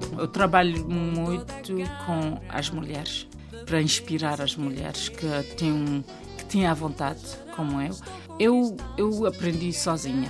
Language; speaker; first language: Portuguese; non-native, local second language; Kabuverdianu